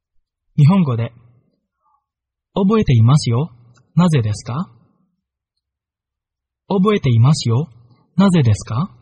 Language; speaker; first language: Japanese; non-native, fluent; Indonesian